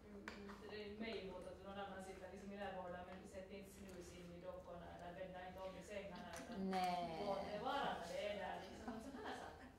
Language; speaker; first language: Swedish; native; Swedish